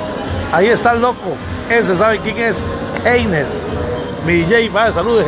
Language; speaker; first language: Spanish; native; Spanish